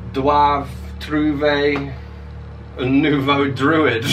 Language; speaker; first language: French; non-native, learner; English